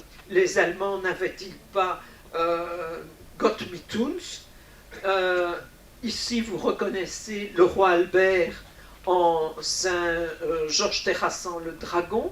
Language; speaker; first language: French; native; French